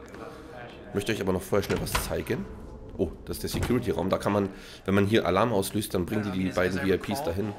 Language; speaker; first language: German; native; German